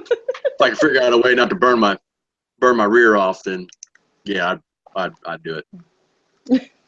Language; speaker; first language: English; native; English